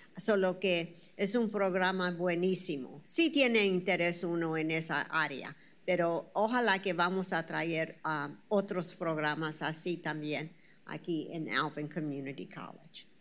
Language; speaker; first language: Spanish; early bilingual, heritage; Spanish